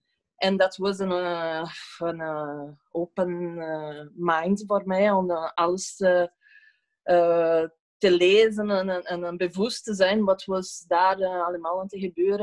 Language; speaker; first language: Dutch; non-native, fluent; Portuguese